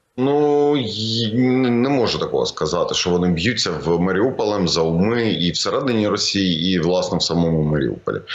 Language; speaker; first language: Ukrainian; non-native, local second language; Russian